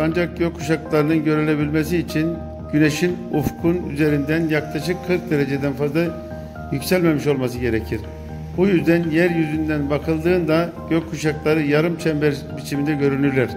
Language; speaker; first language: Turkish; native; Turkish